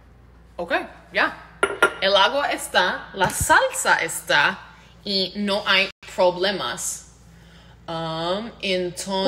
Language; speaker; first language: Spanish; non-native, learner; English